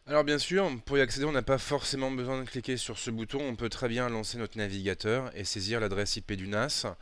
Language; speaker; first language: French; native; French